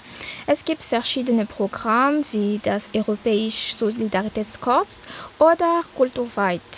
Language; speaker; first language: German; non-native, fluent; Malagasy